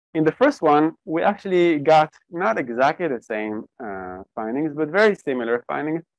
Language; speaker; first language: English; non-native, fluent; Hebrew